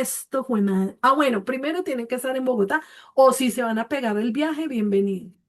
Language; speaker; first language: Spanish; native; Spanish